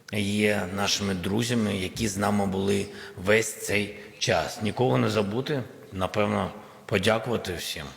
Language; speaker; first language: Ukrainian; non-native, local second language; Russian